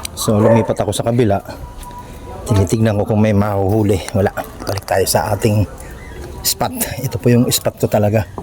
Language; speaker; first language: Filipino; native; Filipino